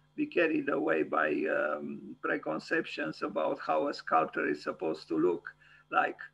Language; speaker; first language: English; non-native, fluent; Romanian